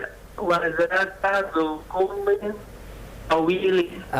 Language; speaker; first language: Arabic; non-native, learner; Indonesian